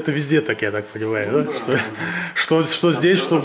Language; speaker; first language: Russian; native; Russian